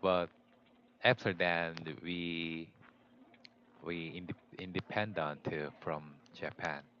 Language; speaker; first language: English; non-native, learner; Korean